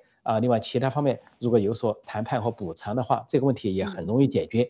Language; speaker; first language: Chinese; native; Chinese